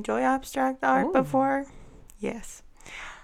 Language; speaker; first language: English; non-native, fluent; Armenian